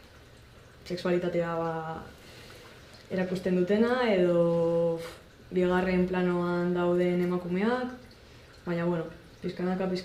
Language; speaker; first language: Basque; non-native, local second language; Spanish